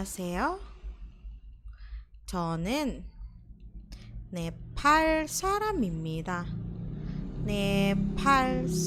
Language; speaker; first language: Korean; non-native, fluent; Indonesian